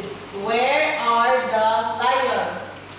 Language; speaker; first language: English; non-native, fluent; Vietnamese